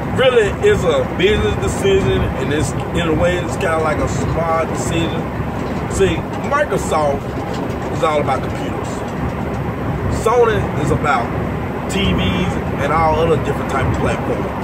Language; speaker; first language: English; native; English